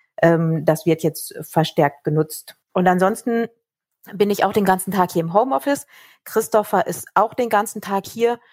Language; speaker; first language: German; native; German